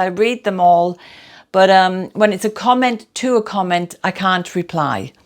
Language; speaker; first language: English; native; English